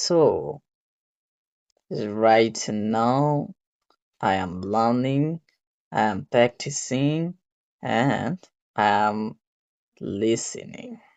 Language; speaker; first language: English; non-native, learner; Bangla